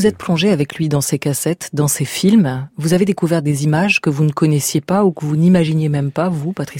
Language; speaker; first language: French; native; French